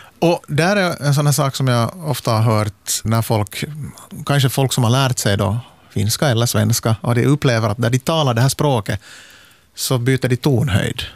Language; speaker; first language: Swedish; native; Swedish